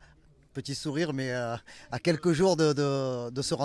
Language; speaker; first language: French; native; French